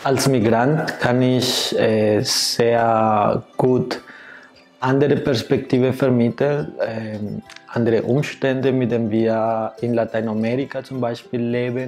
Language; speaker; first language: German; non-native, fluent; Spanish